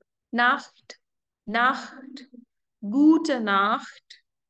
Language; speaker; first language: German; non-native, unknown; Hindi